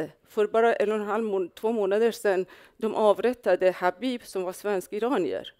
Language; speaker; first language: Swedish; non-native, fluent; Persian